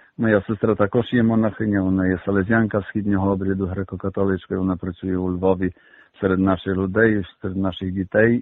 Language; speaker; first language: Ukrainian; early bilingual, heritage; Ukrainian